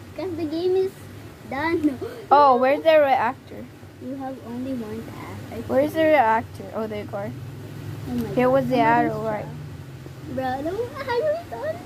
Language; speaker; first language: English; native; English